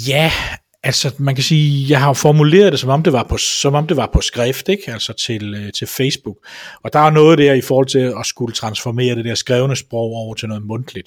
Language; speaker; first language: Danish; native; Danish